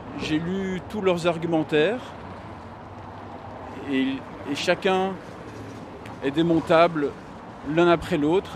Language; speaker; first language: French; native; French